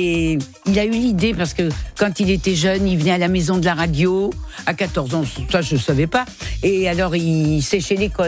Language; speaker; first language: French; native; French